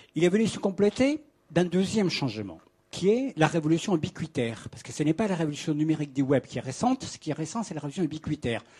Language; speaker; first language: French; non-native, fluent; Spanish